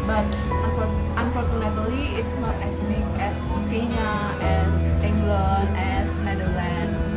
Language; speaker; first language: English; non-native, learner; Indonesian